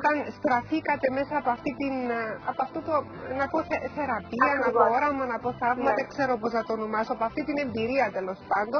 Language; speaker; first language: Greek; native; Greek